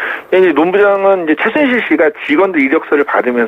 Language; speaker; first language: Korean; native; Korean